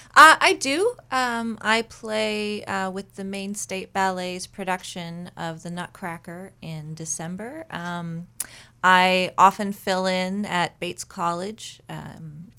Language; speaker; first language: English; native; English